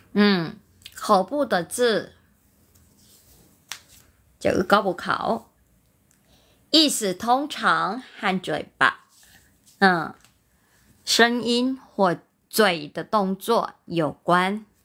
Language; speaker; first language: Chinese; non-native, learner; Vietnamese